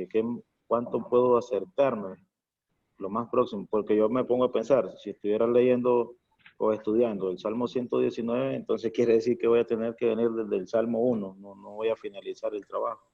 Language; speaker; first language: Spanish; native; Spanish